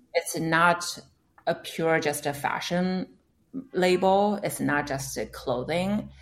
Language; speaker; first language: English; non-native, fluent; Chinese